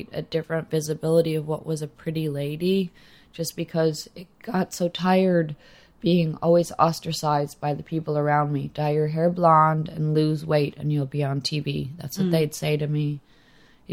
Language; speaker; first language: English; native; English